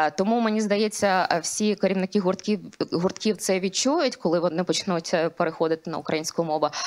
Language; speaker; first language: Ukrainian; non-native, local second language; Russian